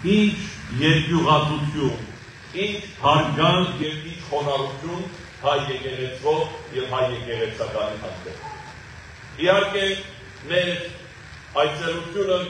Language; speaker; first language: Armenian; native; Armenian